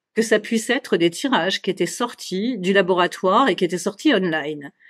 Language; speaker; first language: French; native; French